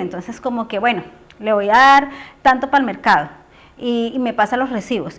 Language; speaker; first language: Spanish; native; Spanish